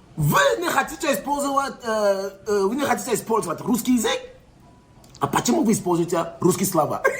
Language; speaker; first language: Russian; native; Russian